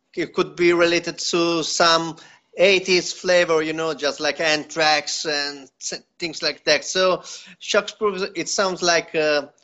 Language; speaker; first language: English; non-native, learner; Italian